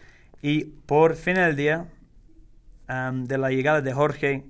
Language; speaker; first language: Spanish; non-native, learner; English